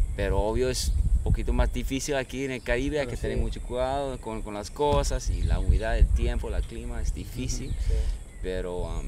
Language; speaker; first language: Spanish; non-native, fluent; English